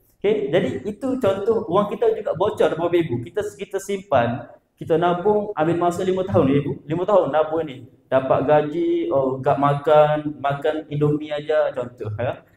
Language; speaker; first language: Malay; native; Malay